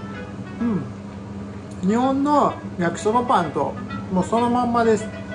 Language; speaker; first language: Japanese; native; Japanese